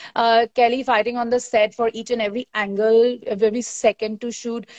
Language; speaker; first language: English; non-native, local second language; Hindi